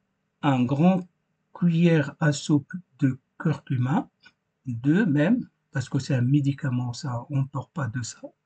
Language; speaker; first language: French; non-native, fluent; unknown